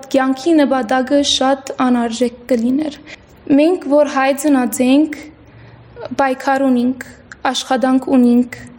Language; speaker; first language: Armenian; early bilingual, heritage; Armenian